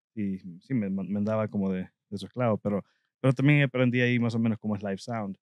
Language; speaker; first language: Spanish; native; Spanish